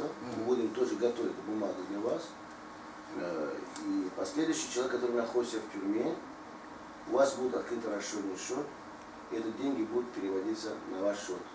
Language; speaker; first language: Russian; native; Russian